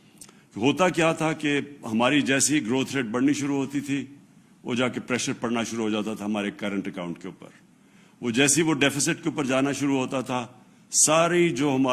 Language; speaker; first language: Urdu; native; Urdu